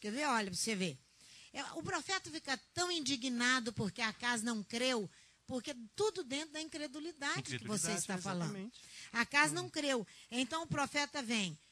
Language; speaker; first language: Portuguese; native; Portuguese